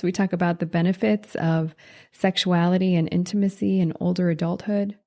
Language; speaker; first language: English; native; English